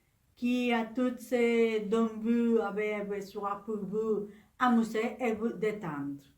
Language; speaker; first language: French; non-native, learner; Spanish